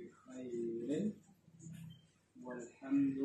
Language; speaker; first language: Arabic; non-native, fluent; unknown